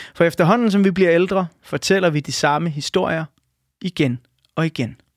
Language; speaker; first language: Danish; native; Danish